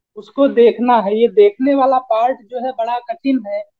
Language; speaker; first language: Hindi; native; Hindi